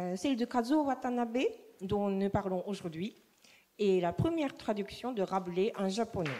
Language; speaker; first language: French; non-native, fluent; Japanese